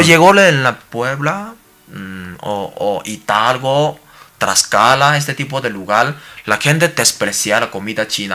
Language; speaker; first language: Spanish; non-native, learner; Cantonese